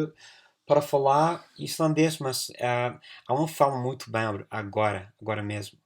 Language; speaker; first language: Portuguese; non-native, fluent; English